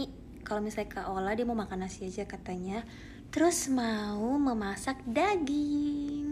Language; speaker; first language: Indonesian; native; Indonesian